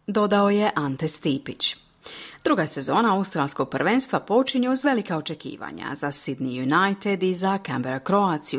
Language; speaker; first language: Croatian; native; Croatian